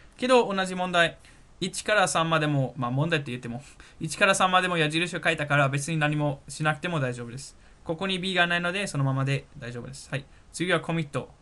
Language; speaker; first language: Japanese; non-native, fluent; German